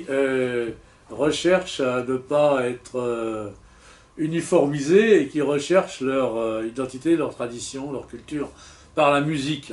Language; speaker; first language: French; native; French